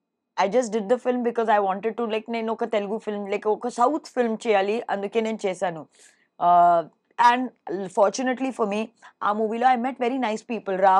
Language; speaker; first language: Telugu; non-native, learner; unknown